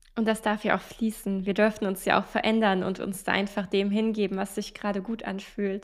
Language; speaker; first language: German; native; German